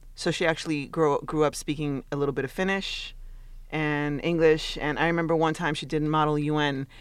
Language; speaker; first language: English; early bilingual, other home language; Spanish